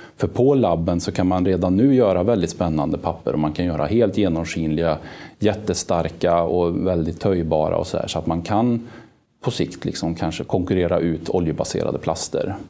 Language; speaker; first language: Swedish; native; Swedish